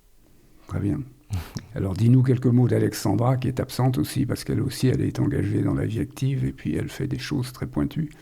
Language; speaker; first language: French; native; French